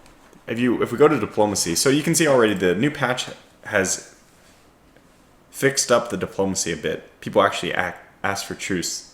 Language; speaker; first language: English; native; English